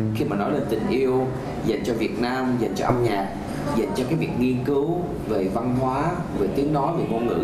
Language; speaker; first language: Vietnamese; native; Vietnamese